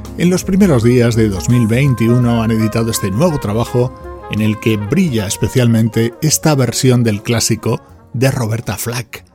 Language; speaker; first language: Spanish; native; Spanish